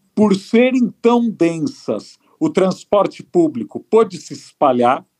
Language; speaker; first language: Portuguese; native; Portuguese